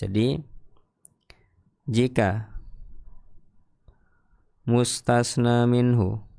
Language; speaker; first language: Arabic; non-native, fluent; Indonesian